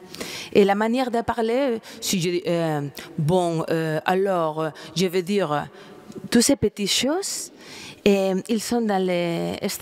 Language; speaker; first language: French; non-native, fluent; Spanish